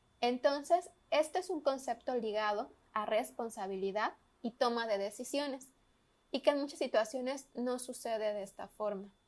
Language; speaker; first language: Spanish; native; Spanish